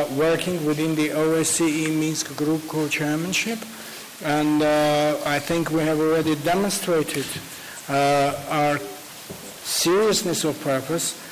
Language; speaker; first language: English; non-native, fluent; Armenian